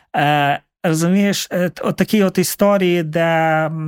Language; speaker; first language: Ukrainian; native; Ukrainian